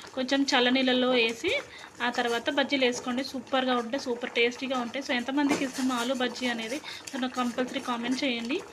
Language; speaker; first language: Telugu; non-native, local second language; Lambadi